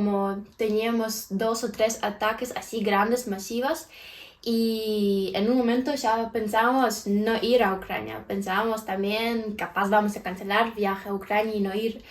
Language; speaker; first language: Spanish; non-native, fluent; Ukrainian